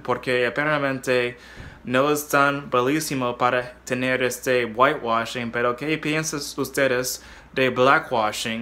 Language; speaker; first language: Spanish; non-native, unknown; English